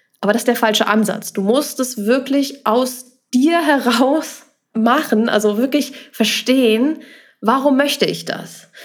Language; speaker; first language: German; native; German